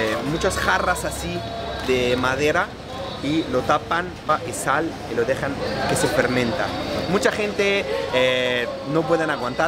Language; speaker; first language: Spanish; non-native, fluent; Arabic